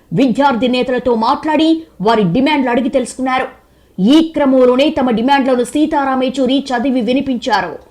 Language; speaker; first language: Telugu; native; Telugu